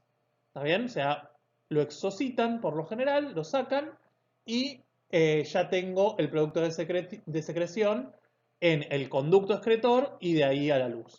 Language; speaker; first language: Spanish; native; Spanish